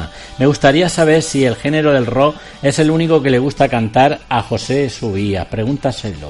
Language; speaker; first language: Spanish; native; Spanish